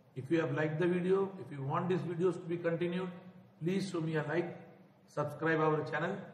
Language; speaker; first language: English; non-native, local second language; Marathi